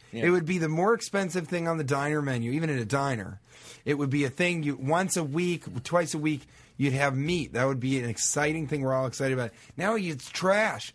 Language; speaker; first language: English; native; English